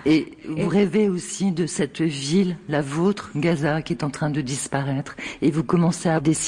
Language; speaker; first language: French; native; French